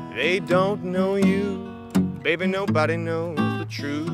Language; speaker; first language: English; native; English